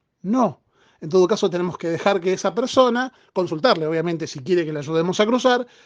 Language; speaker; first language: Spanish; native; Spanish